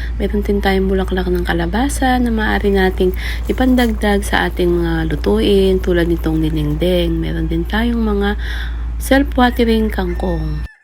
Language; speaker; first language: Filipino; native; Filipino